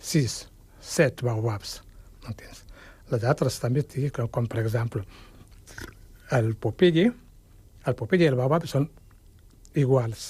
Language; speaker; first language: Catalan; non-native, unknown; Wolof